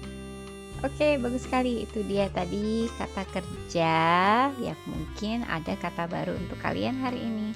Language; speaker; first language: Indonesian; native; Indonesian